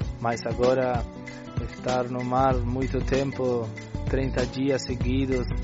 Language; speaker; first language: Portuguese; non-native, learner; Spanish